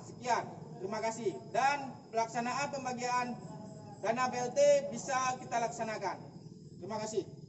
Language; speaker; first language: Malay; non-native, local second language; Achinese